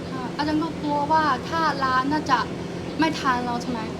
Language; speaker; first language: Thai; non-native, fluent; Chinese